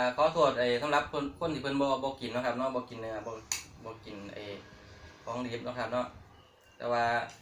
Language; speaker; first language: Thai; native; Thai